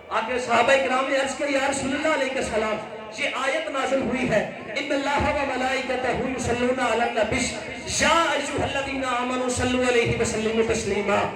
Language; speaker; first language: Urdu; non-native, local second language; Punjabi